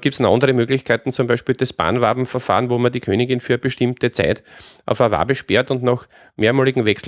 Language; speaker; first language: German; native; German